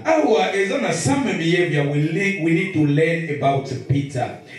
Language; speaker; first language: English; non-native, learner; Lingala